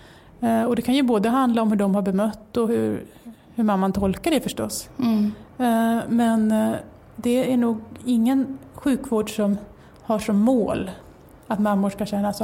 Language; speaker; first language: Swedish; native; Swedish